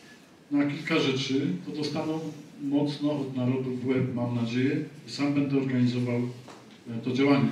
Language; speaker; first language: Polish; native; Polish